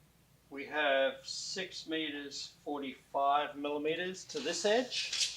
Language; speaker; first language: English; native; English